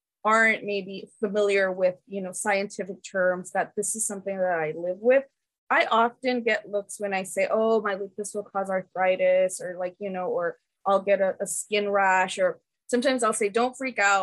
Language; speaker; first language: English; early bilingual, other home language; Spanish